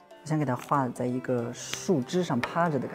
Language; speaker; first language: Chinese; native; Chinese